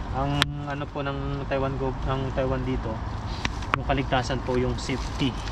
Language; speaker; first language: Filipino; native; Filipino